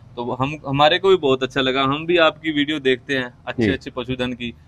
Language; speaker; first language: Hindi; native; Hindi